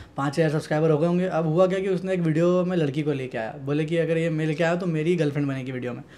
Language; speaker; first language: Hindi; native; Hindi